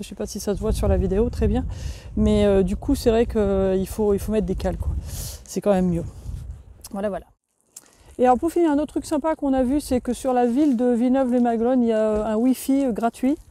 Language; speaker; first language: French; native; French